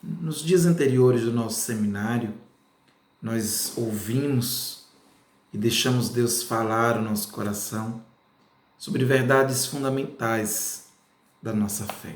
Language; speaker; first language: Portuguese; native; Portuguese